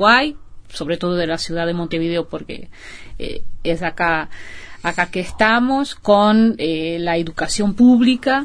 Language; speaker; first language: Spanish; non-native, fluent; Portuguese